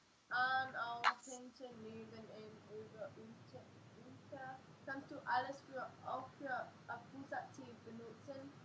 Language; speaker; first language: German; non-native, learner; English